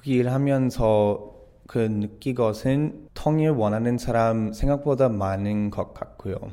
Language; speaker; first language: Korean; non-native, fluent; English